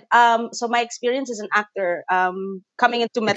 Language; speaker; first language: English; non-native, local second language; Cebuano